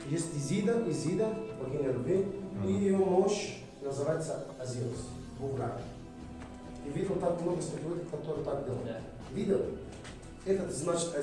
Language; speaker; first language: Russian; non-native, learner; Arabic